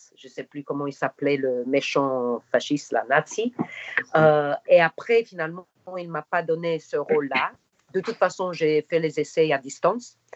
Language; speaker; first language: French; non-native, fluent; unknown